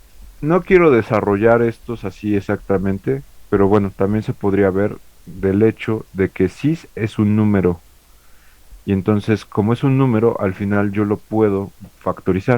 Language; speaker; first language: Spanish; native; Spanish